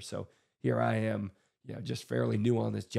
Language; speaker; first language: English; native; English